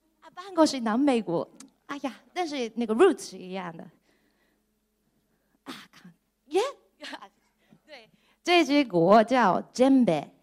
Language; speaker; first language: Chinese; non-native, fluent; Japanese